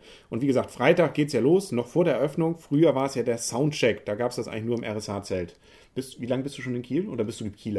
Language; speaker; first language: German; native; German